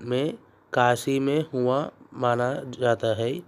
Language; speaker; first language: Hindi; non-native, local second language; Telugu